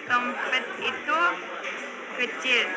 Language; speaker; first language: Indonesian; non-native, learner; Turkish